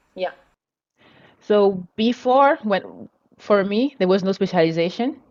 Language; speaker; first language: English; non-native, local second language; French